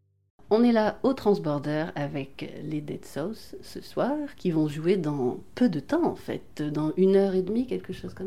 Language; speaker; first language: French; native; French